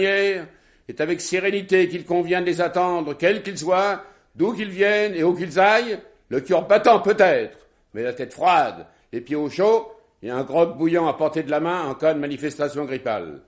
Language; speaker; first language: French; native; French